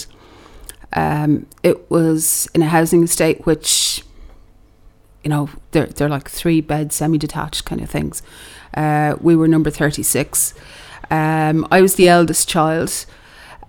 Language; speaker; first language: English; native; English